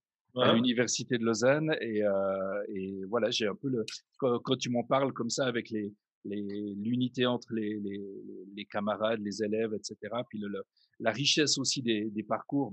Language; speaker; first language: French; native; French